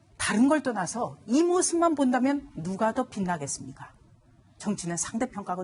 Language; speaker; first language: Korean; native; Korean